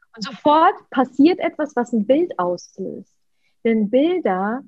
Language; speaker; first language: German; early bilingual, other home language; Russian